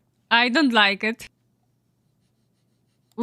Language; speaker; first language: English; non-native, learner; Polish